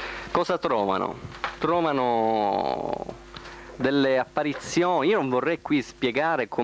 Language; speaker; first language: Italian; native; Italian